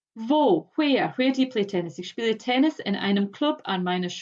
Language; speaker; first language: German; non-native, fluent; English